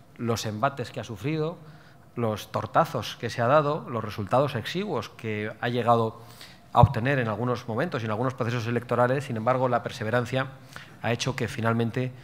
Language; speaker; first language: Spanish; native; Spanish